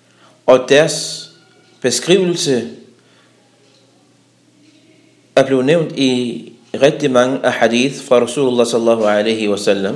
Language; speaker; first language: Danish; early bilingual, other home language; Arabic